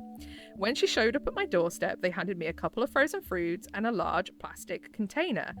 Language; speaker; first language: English; native; English